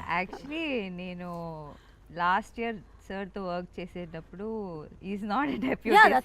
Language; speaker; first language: Telugu; non-native, learner; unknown